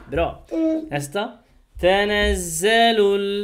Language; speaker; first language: Swedish; non-native, fluent; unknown